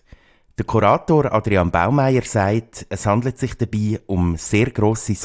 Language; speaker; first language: German; native; German